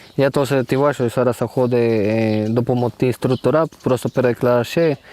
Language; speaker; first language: Ukrainian; non-native, learner; Spanish